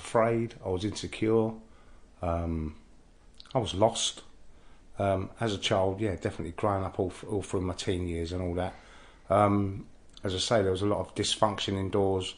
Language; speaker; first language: English; native; English